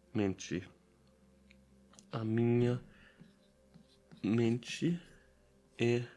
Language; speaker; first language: Portuguese; non-native, learner; Italian